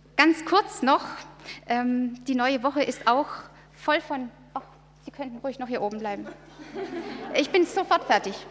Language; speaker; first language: German; native; German